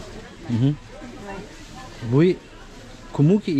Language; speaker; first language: Russian; non-native, learner; Turkish